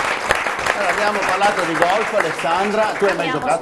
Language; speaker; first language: Italian; native; Italian